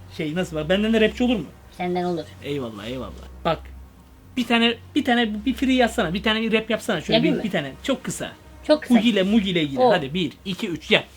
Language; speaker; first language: Turkish; native; Turkish